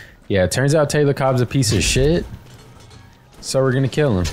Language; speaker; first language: English; native; English